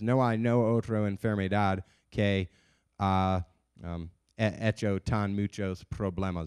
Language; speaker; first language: Spanish; non-native, learner; English